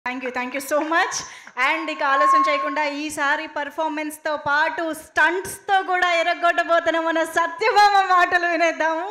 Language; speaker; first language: Telugu; native; Telugu